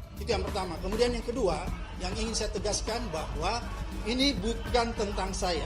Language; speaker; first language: Indonesian; native; Indonesian